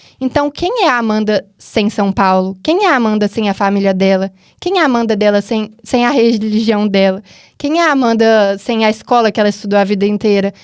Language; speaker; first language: Portuguese; native; Portuguese